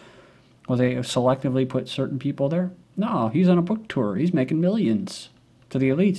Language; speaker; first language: English; native; English